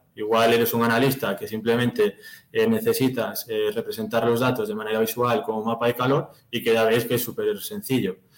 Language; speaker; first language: Spanish; native; Spanish